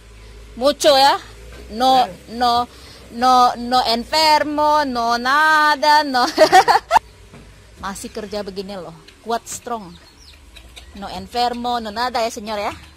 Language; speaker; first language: Spanish; non-native, learner; Indonesian